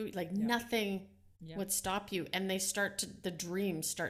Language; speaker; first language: English; non-native, fluent; Dutch